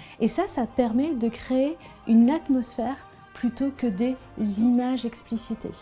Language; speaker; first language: French; native; French